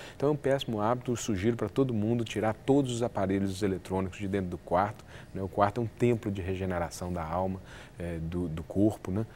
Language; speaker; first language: Portuguese; native; Portuguese